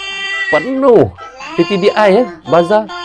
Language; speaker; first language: Malay; native; Malay